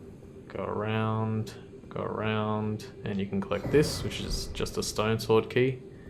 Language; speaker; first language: English; native; English